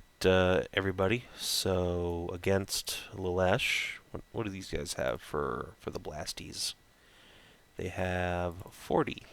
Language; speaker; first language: English; native; English